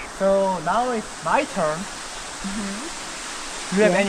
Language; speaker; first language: English; non-native, fluent; Korean